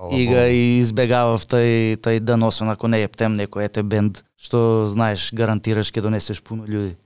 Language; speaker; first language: Macedonian; native; Macedonian